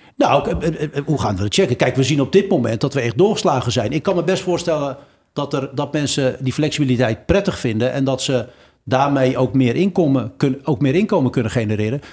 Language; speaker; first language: Dutch; early bilingual, other home language; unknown